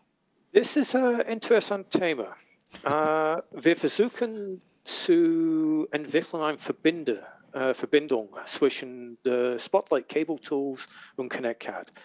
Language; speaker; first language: German; non-native, learner; English